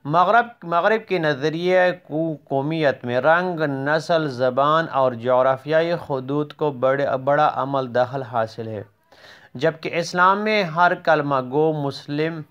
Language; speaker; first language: Urdu; non-native, local second language; Pashto